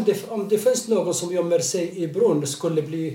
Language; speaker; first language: Swedish; non-native, fluent; Arabic